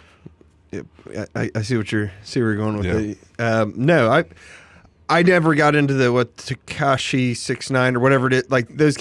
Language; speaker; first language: English; native; English